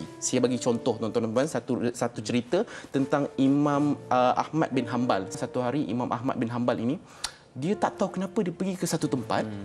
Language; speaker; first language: Malay; native; Malay